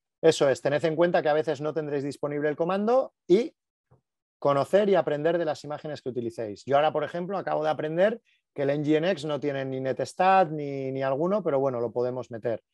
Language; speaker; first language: Spanish; native; Spanish